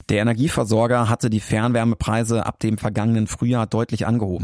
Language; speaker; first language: German; native; German